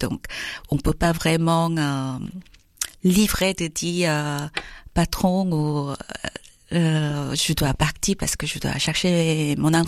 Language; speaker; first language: French; non-native, learner; Korean